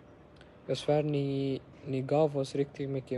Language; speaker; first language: Swedish; early bilingual, other home language; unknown